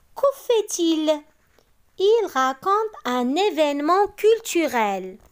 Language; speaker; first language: French; non-native, local second language; Arabic